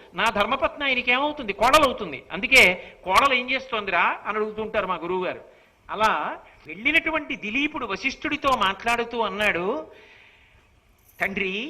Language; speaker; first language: Telugu; native; Telugu